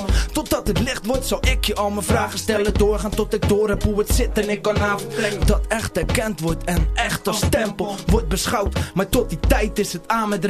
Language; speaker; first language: Dutch; native; Dutch